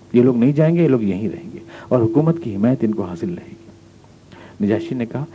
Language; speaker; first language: Urdu; native; Urdu